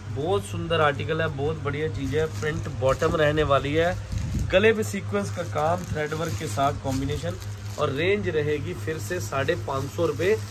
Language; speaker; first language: Hindi; non-native, local second language; Punjabi